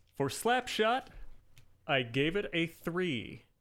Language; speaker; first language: English; native; English